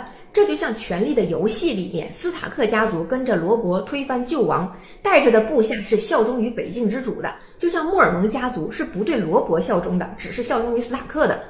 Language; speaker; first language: Chinese; native; Chinese